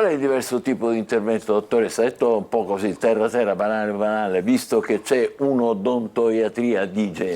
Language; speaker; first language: Italian; native; Italian